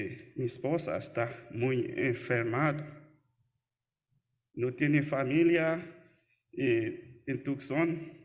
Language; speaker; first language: Spanish; non-native, learner; Haitian Creole